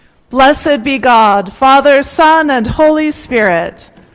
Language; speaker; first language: English; native; English